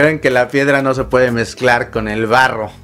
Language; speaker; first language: Spanish; native; Spanish